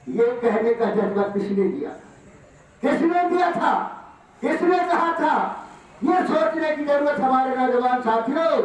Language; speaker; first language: Hindi; native; Hindi